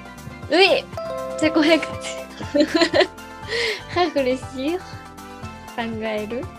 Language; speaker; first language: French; non-native, learner; Japanese